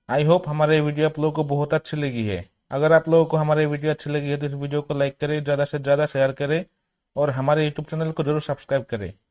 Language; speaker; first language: Hindi; native; Hindi